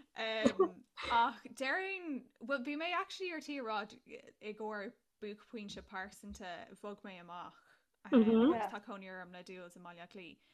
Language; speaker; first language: Irish; native; Irish